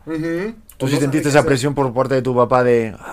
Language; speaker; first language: Spanish; native; Spanish